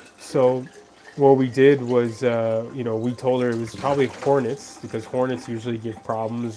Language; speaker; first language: English; native; English